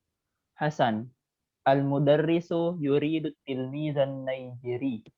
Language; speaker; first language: Arabic; non-native, learner; Indonesian